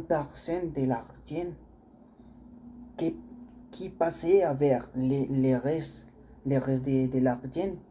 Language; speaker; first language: French; non-native, learner; Spanish